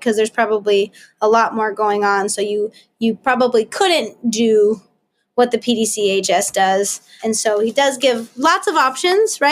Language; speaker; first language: English; native; English